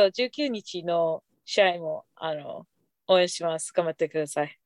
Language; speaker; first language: Japanese; non-native, fluent; English